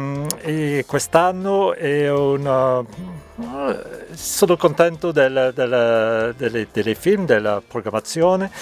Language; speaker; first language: Italian; non-native, learner; French